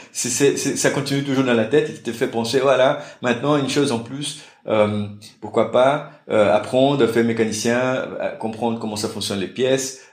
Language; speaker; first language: French; non-native, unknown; Portuguese